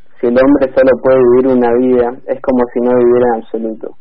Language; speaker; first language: Spanish; native; Spanish